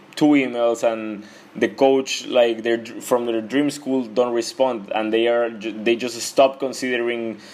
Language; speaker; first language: English; non-native, fluent; Spanish